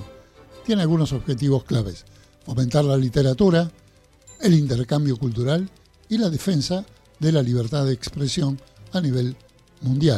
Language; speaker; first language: Spanish; native; Spanish